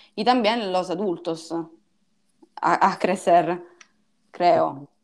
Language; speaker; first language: Spanish; non-native, learner; Italian